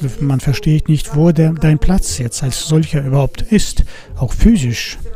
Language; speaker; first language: German; non-native, fluent; Russian